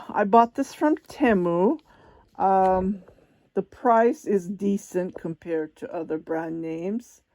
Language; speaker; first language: English; non-native, fluent; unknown